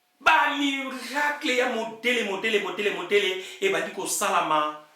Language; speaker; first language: Lingala; non-native, local second language; Kongo